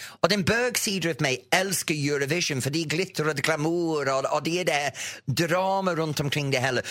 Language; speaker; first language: Swedish; non-native, fluent; English